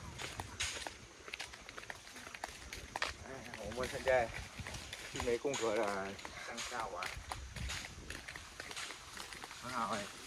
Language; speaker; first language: Chinese; non-native, fluent; Vietnamese